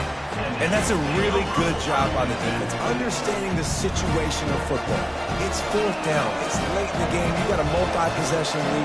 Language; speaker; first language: English; native; English